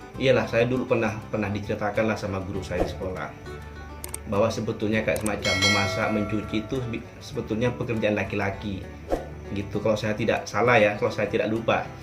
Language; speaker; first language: Indonesian; native; Indonesian